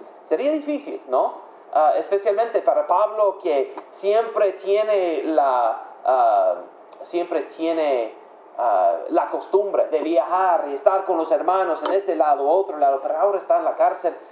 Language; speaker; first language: Spanish; non-native, fluent; English